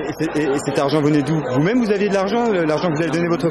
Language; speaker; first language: French; native; French